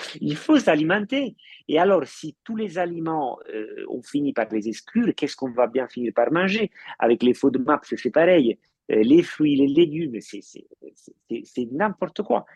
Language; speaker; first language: French; non-native, fluent; Italian